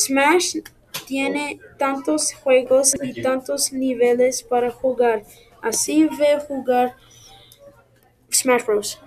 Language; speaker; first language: Spanish; non-native, learner; English